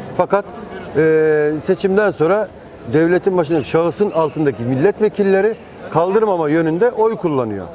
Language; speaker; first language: Turkish; native; Turkish